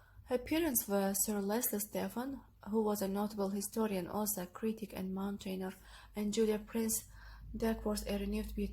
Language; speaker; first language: English; non-native, fluent; Azerbaijani